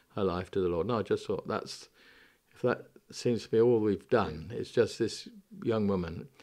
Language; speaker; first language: English; native; English